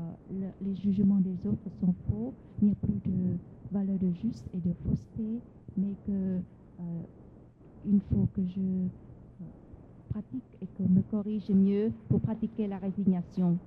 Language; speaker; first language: French; non-native, fluent; Vietnamese